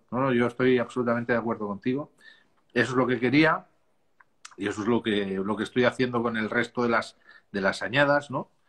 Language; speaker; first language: Spanish; native; Spanish